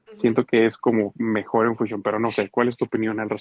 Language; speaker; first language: Spanish; native; Spanish